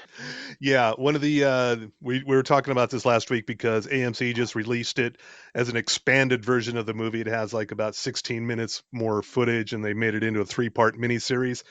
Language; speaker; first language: English; native; English